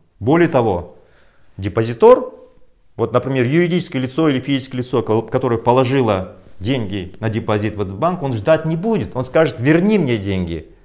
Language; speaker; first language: Russian; non-native, local second language; Kazakh